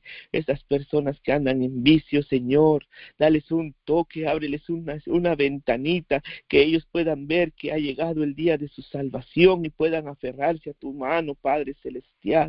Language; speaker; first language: Spanish; native; Spanish